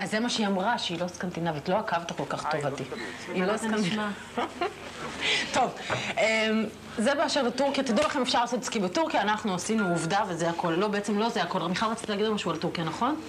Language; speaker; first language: Hebrew; native; Hebrew